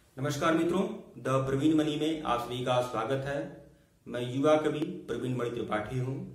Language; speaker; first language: Hindi; native; Hindi